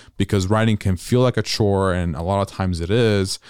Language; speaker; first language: English; non-native, fluent; Italian